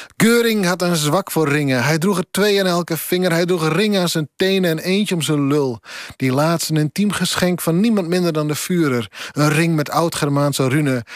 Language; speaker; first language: Dutch; non-native, local second language; Western Frisian